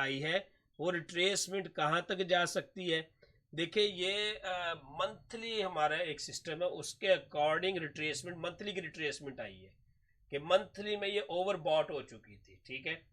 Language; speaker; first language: Hindi; non-native, local second language; Punjabi